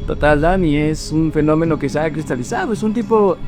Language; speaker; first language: Spanish; native; Spanish